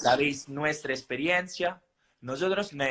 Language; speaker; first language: Spanish; non-native, fluent; Italian